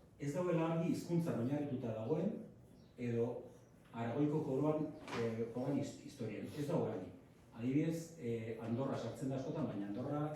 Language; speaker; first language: Basque; non-native, fluent; Catalan